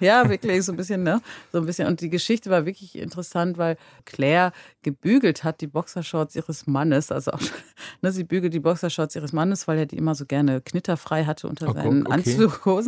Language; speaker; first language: German; native; German